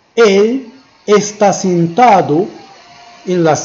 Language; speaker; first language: Spanish; non-native, fluent; Arabic